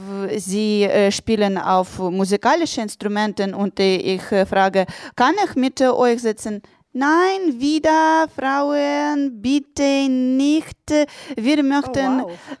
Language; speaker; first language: German; non-native, learner; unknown